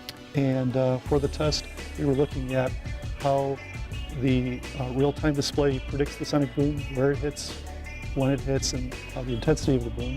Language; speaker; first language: English; native; English